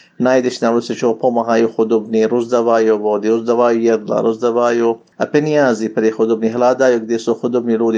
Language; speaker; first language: Slovak; non-native, learner; Arabic